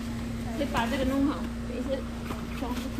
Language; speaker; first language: Chinese; non-native, learner; Lao